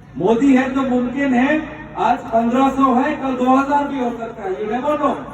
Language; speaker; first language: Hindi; non-native, local second language; Assamese